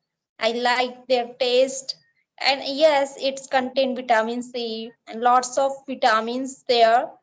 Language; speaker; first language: English; non-native, learner; Marathi